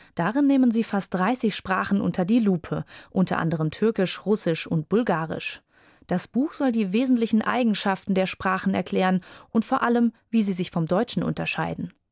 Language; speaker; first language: German; native; German